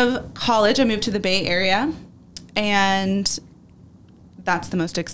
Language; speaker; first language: English; native; English